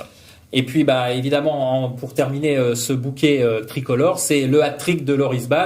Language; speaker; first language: French; native; French